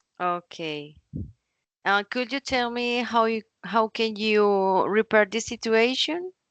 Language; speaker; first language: English; non-native, learner; Spanish